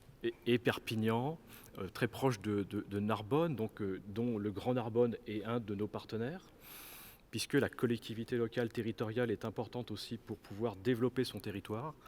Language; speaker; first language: French; native; French